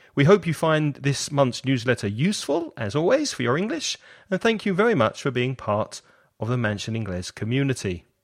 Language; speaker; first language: English; native; English